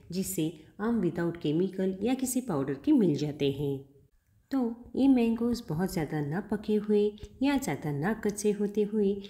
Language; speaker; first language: Hindi; non-native, local second language; Marathi